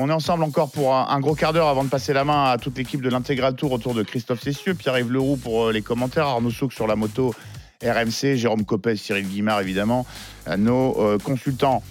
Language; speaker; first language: French; native; French